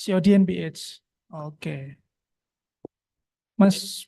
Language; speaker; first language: English; non-native, local second language; Indonesian